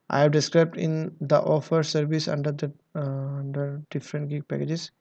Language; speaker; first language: English; non-native, local second language; Bangla